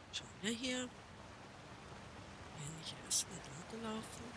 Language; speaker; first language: German; native; German